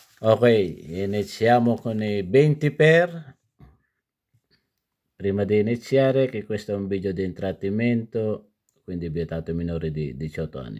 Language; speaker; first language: Italian; non-native, learner; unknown